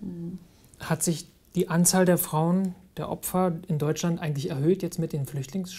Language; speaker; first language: German; native; German